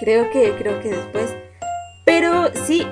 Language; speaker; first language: Spanish; native; Spanish